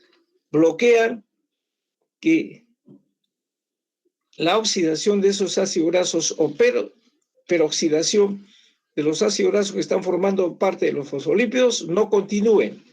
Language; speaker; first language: Spanish; native; Spanish